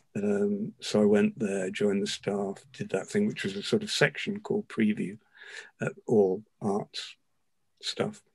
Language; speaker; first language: English; native; English